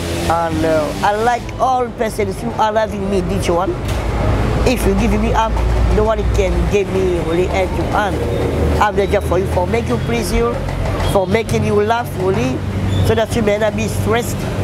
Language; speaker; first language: English; non-native, learner; Lingala